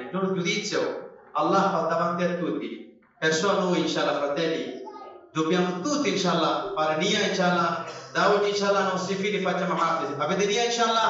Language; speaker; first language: Italian; non-native, fluent; Bangla